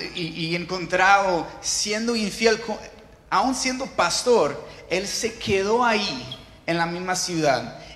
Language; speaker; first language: Spanish; non-native, fluent; English